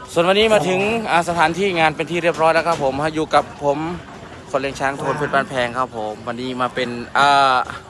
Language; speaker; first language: Thai; native; Thai